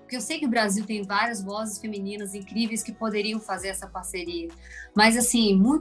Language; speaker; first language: Portuguese; native; Portuguese